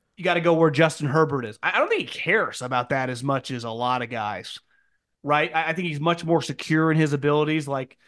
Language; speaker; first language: English; native; English